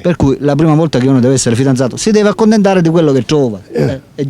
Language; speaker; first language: Italian; native; Italian